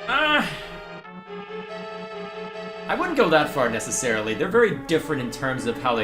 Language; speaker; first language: English; native; English